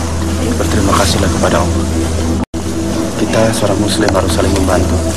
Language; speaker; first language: Indonesian; native; Indonesian